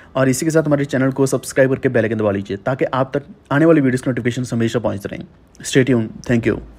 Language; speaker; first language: Hindi; native; Hindi